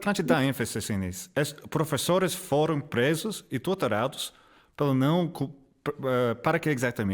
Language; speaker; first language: Portuguese; non-native, fluent; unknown